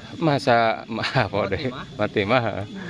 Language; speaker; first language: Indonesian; non-native, local second language; Sundanese